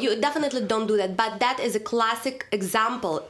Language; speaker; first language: English; non-native, fluent; Russian